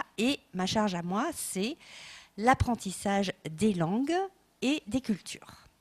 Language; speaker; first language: French; non-native, fluent; English